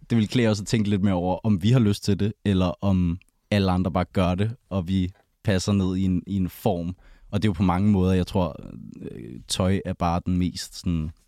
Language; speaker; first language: Danish; native; Danish